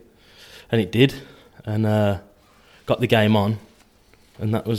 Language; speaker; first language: English; native; English